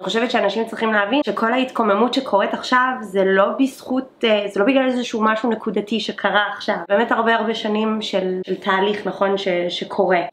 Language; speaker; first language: Hebrew; native; Hebrew